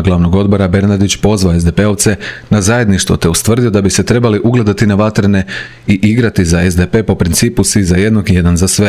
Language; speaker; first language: Croatian; native; Croatian